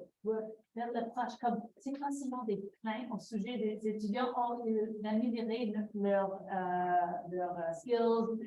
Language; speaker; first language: French; non-native, learner; English